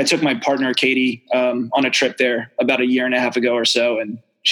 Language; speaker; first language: English; native; English